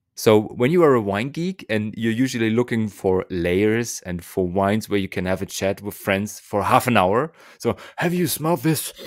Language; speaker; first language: English; non-native, fluent; German